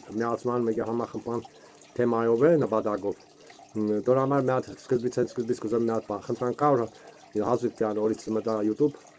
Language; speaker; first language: Armenian; native; Armenian